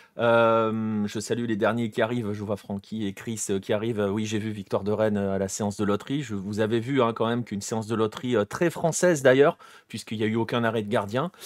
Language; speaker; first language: French; native; French